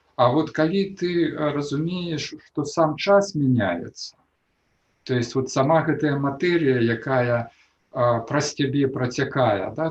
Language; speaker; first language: Belarusian; non-native, local second language; Russian